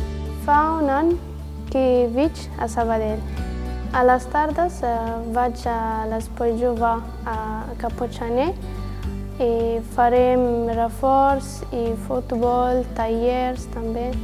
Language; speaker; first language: Catalan; non-native, learner; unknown